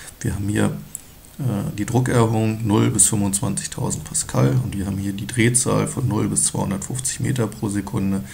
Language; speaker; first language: German; native; German